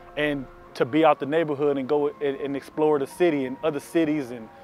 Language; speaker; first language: English; native; English